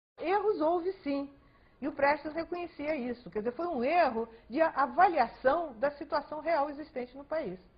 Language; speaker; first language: Portuguese; early bilingual, other home language; Spanish